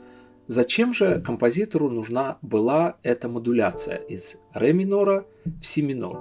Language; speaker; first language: Russian; native; Russian